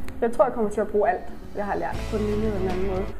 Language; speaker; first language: Danish; native; Danish